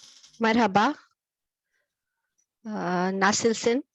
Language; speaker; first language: Turkish; non-native, learner; Urdu